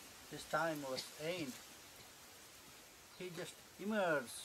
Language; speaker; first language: English; non-native, local second language; Bangla